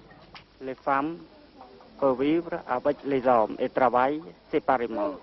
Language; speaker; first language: French; non-native, local second language; Khmer